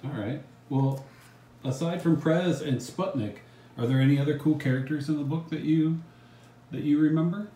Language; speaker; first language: English; native; English